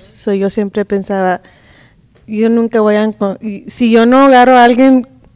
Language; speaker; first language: Spanish; early bilingual, heritage; Spanish